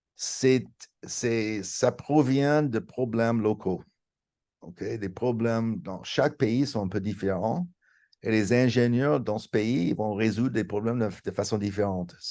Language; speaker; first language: French; non-native, fluent; English